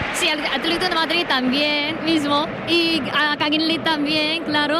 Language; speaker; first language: Spanish; non-native, learner; Korean